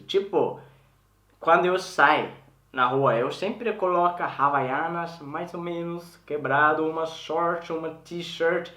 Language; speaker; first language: Portuguese; non-native, learner; Swedish